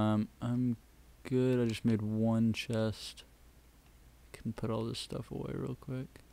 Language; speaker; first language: English; native; English